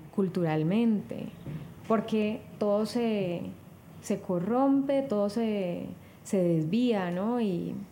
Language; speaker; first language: Spanish; native; Spanish